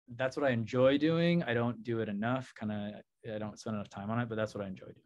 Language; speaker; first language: English; native; English